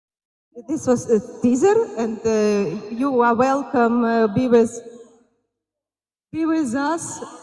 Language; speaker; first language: English; non-native, fluent; Ukrainian